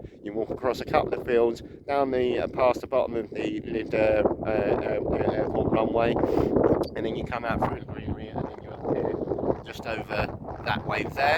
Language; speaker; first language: English; native; English